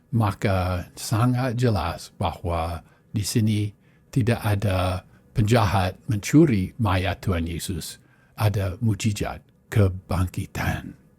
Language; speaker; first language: Malay; non-native, fluent; English